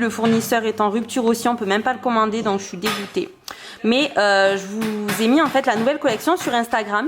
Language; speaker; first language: French; native; French